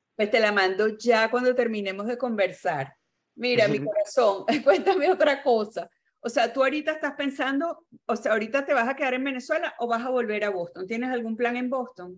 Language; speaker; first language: Spanish; native; Spanish